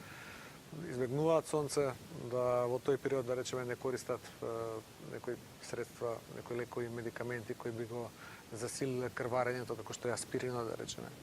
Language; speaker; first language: Macedonian; native; Macedonian